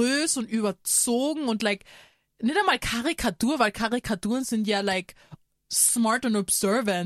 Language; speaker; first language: German; native; German